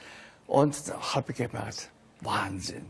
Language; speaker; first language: German; non-native, fluent; Chinese